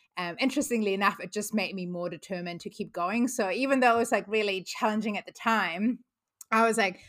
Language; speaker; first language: English; non-native, fluent; German